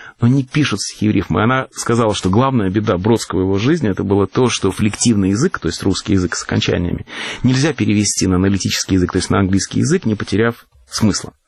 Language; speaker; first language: Russian; native; Russian